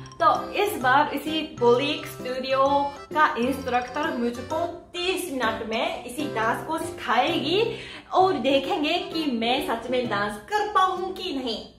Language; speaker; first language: Hindi; non-native, fluent; Japanese